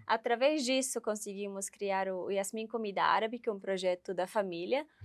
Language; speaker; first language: Portuguese; non-native, fluent; Arabic